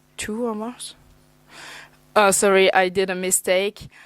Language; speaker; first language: English; non-native, learner; French